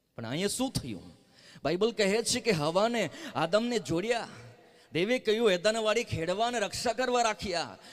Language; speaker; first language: Gujarati; non-native, local second language; Gamit